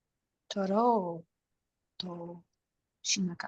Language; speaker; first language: Japanese; non-native, learner; English